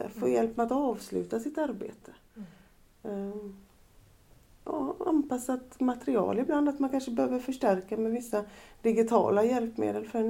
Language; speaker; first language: Swedish; native; Swedish